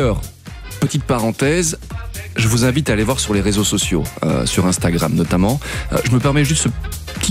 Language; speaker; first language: French; native; French